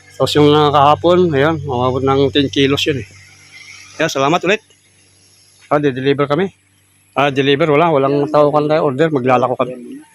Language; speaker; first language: Filipino; native; Filipino